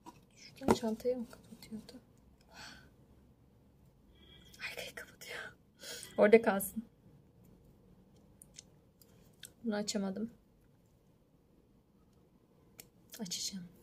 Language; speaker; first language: Turkish; native; Turkish